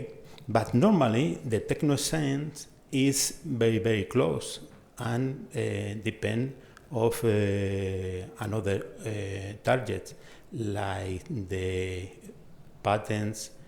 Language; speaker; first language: English; non-native, fluent; Spanish